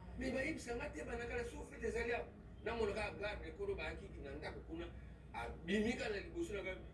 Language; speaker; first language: Lingala; native; Lingala